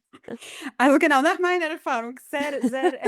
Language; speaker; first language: German; non-native, fluent; Polish